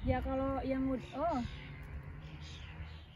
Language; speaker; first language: Indonesian; native; Indonesian